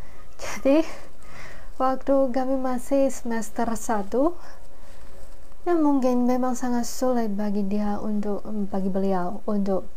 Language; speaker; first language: Indonesian; non-native, fluent; Chinese